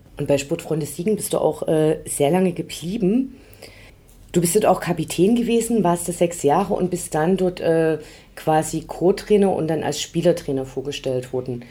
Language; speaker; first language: German; native; German